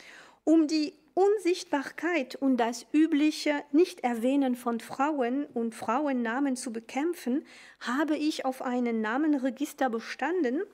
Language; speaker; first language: German; non-native, fluent; French